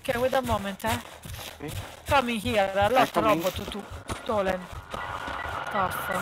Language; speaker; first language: English; non-native, learner; Hungarian